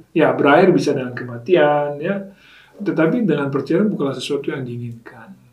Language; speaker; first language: Indonesian; native; Indonesian